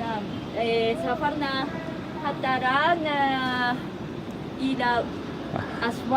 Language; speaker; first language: Arabic; non-native, learner; Japanese